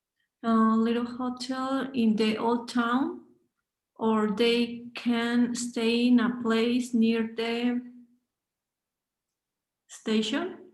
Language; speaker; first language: English; non-native, learner; Spanish